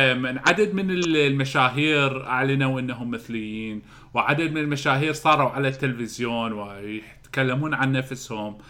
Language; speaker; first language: Arabic; native; Arabic